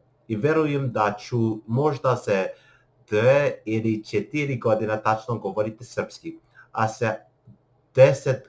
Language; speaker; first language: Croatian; non-native, learner; English